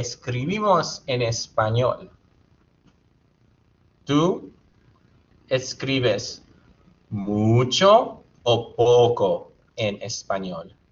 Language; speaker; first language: Spanish; non-native, fluent; English